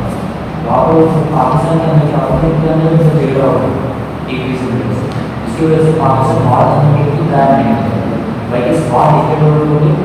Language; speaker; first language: Hindi; non-native, local second language; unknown